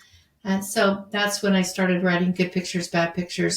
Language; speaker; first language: English; native; English